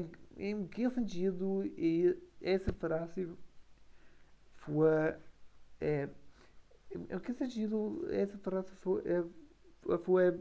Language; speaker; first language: Portuguese; non-native, learner; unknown